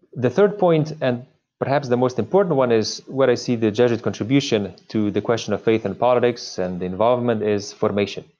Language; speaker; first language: English; non-native, fluent; Slovenian